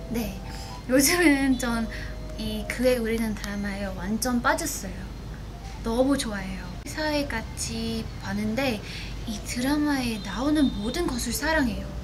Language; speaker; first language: Korean; non-native, fluent; Vietnamese